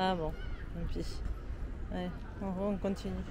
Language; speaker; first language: French; native; French